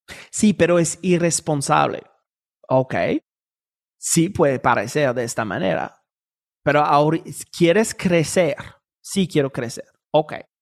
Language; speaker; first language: Spanish; non-native, fluent; French